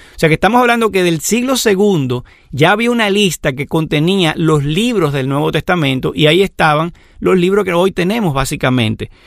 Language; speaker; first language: Spanish; native; Spanish